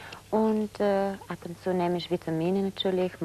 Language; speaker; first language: German; non-native, fluent; Bulgarian